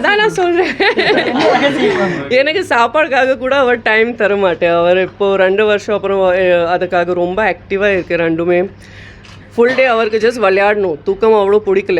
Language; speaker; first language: Tamil; non-native, fluent; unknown